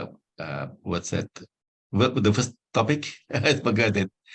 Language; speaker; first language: English; non-native, fluent; Indonesian